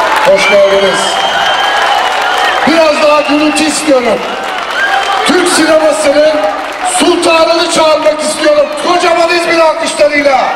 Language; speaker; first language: Turkish; native; Turkish